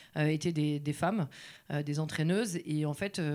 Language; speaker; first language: French; native; French